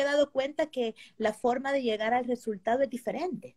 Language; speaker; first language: Spanish; native; Spanish